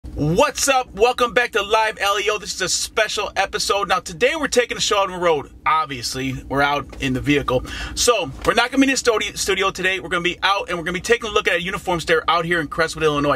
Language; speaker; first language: English; native; English